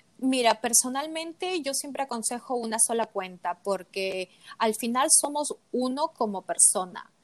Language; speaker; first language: Spanish; native; Spanish